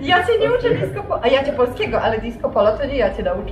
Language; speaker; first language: Polish; native; Polish